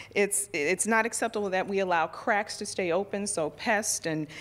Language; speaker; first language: English; native; English